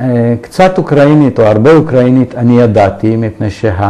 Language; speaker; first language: Hebrew; early bilingual, other home language; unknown